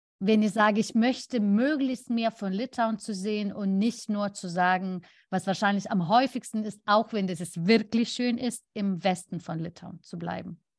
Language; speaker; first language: German; non-native, fluent; Lithuanian